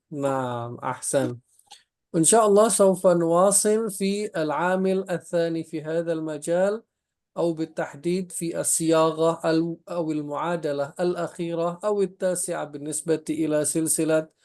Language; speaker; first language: Arabic; non-native, fluent; Indonesian